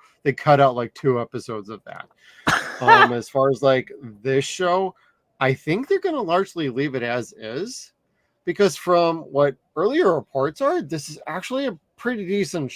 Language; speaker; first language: English; native; English